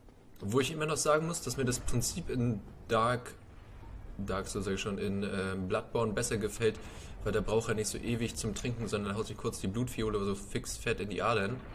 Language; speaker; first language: German; native; German